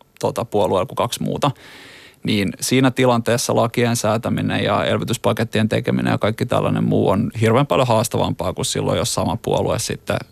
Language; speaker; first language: Finnish; native; Finnish